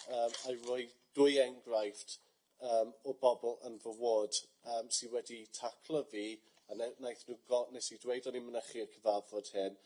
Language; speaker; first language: Welsh; non-native, fluent; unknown